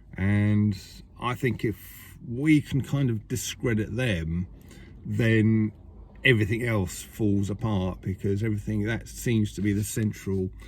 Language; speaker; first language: English; native; English